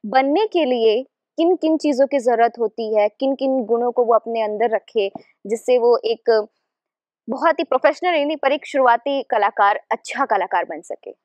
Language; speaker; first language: Hindi; native; Hindi